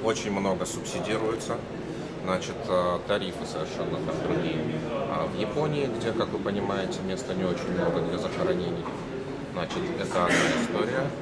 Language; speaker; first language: Russian; native; Russian